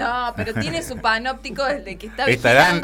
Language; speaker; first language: Spanish; native; Spanish